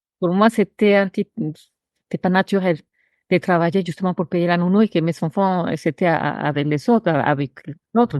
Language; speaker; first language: French; non-native, fluent; Spanish